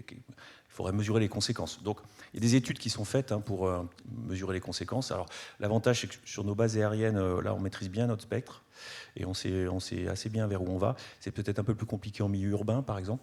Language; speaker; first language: French; native; French